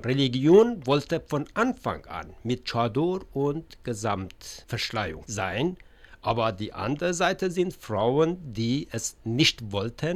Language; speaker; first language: German; non-native, learner; Persian